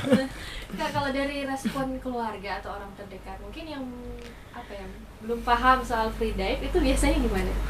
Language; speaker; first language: Indonesian; native; Indonesian